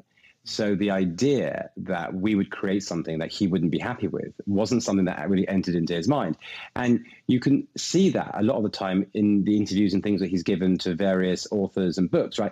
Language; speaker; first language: English; native; English